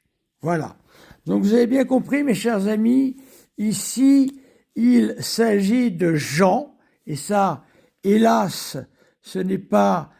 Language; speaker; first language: French; native; French